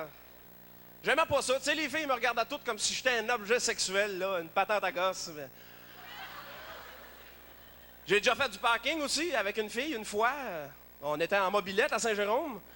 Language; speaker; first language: French; native; French